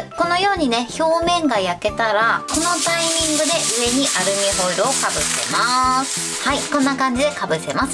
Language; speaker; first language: Japanese; native; Japanese